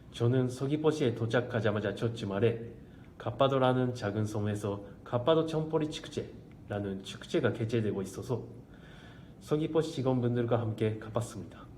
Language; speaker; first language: Korean; non-native, fluent; Japanese